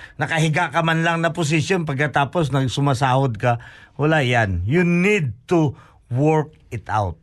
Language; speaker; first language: Filipino; non-native, local second language; Hiligaynon